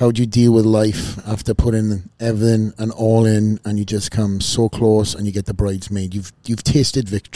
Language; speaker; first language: English; native; English